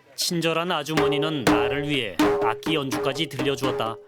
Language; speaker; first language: Korean; native; Korean